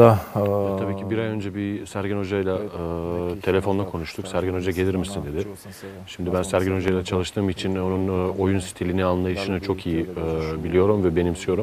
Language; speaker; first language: Turkish; native; Turkish